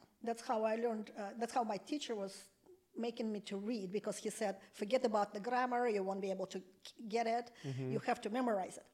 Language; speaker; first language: English; non-native, fluent; Russian